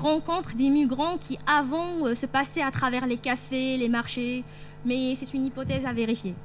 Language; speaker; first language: French; non-native, local second language; Arabic